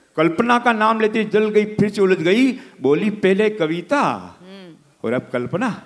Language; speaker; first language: Hindi; native; Hindi